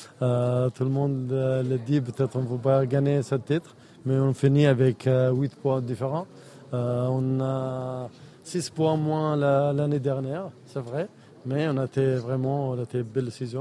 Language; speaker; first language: French; non-native, learner; Arabic